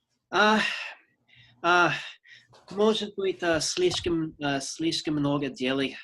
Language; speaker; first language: Russian; non-native, learner; English